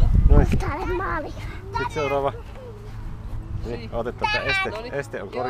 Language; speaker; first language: Finnish; native; Finnish